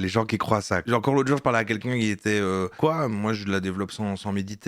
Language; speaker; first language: French; native; French